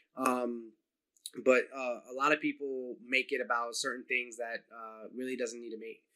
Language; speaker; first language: English; native; English